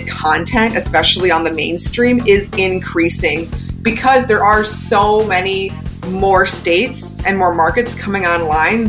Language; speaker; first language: English; native; English